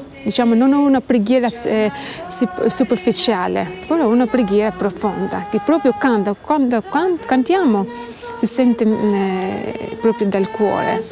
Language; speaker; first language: Italian; non-native, fluent; Albanian